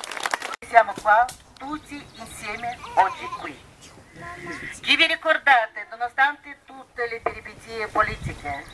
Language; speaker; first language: Italian; non-native, fluent; Russian